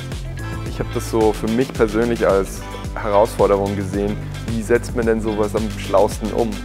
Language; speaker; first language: German; native; German